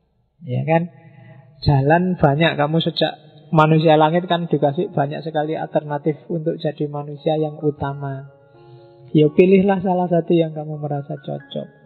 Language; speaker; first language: Indonesian; non-native, local second language; Javanese